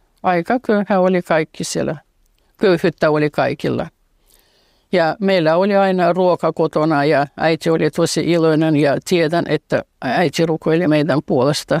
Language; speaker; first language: Finnish; non-native, fluent; Russian